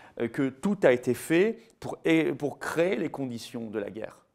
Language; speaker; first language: French; native; French